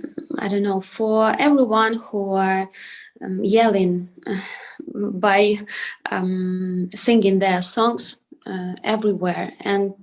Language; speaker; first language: English; non-native, learner; Ukrainian